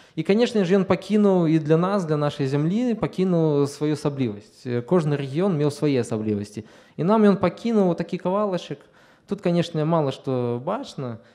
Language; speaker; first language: Russian; non-native, local second language; Belarusian